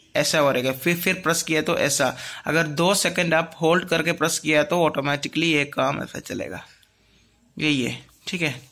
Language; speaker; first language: Hindi; non-native, local second language; Malayalam